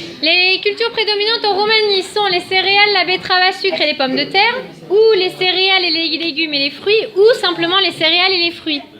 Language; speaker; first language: French; native; French